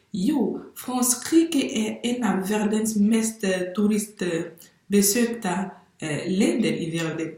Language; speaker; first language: Swedish; non-native, fluent; French